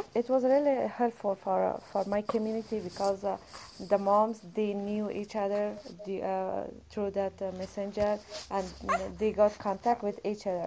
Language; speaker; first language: English; non-native, fluent; Persian